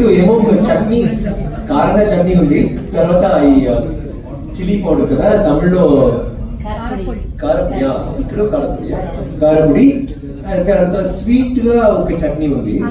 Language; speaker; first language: Telugu; non-native, learner; Tamil